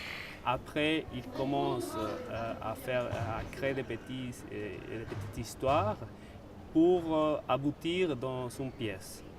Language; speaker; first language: French; non-native, fluent; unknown